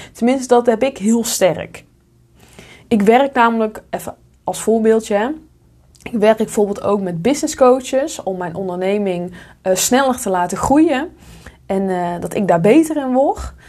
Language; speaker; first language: Dutch; native; Dutch